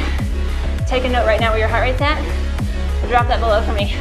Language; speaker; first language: English; native; English